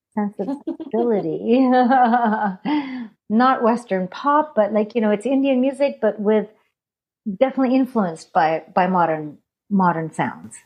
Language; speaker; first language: English; non-native, fluent; Hindi